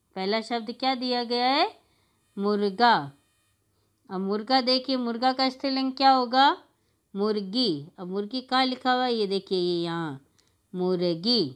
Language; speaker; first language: Hindi; native; Hindi